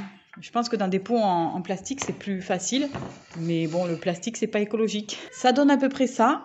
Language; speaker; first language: French; native; French